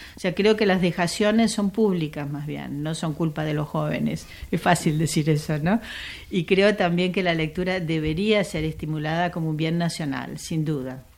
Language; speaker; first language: Spanish; native; Spanish